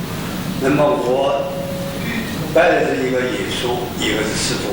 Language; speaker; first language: Chinese; early bilingual, heritage; Chinese